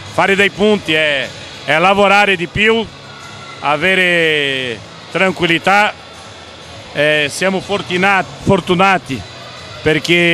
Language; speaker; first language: Italian; non-native, fluent; Portuguese